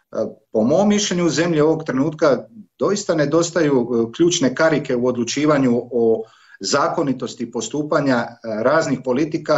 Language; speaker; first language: Serbian; native; Serbian